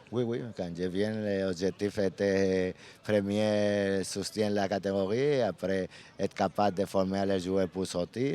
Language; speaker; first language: French; non-native, learner; Spanish